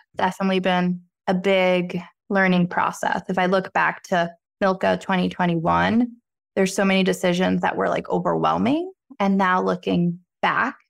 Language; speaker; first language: English; native; English